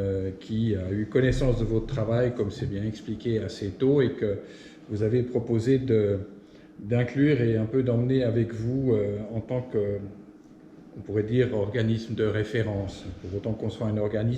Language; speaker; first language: French; native; French